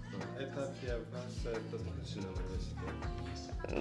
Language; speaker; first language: Russian; non-native, learner; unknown